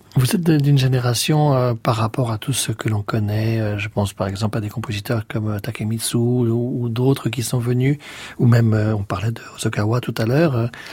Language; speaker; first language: French; native; French